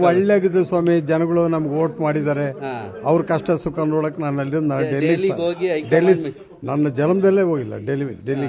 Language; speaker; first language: Kannada; native; Kannada